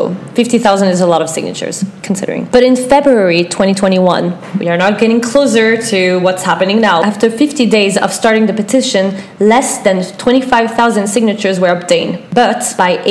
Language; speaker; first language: English; non-native, fluent; French